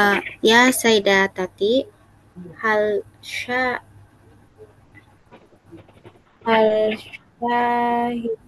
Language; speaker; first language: Arabic; non-native, learner; Indonesian